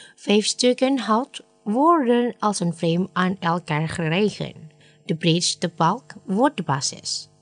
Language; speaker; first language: Dutch; non-native, fluent; Indonesian